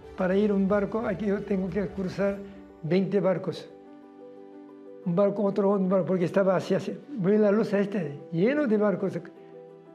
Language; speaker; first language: Spanish; non-native, learner; Korean